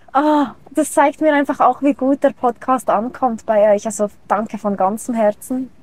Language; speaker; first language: German; native; German